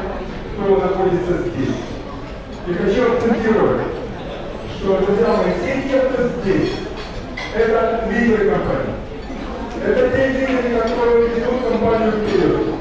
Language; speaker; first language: Russian; native; Russian